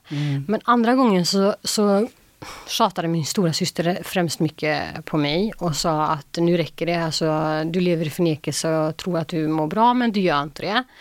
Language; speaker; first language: Swedish; early bilingual, other home language; Albanian